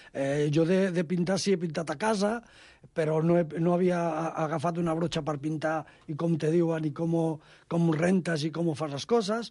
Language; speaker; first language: Catalan; non-native, local second language; Spanish